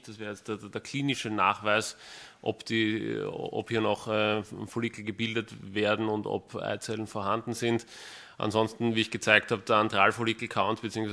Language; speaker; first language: German; native; German